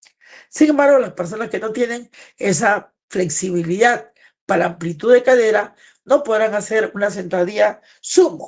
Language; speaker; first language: Spanish; native; Spanish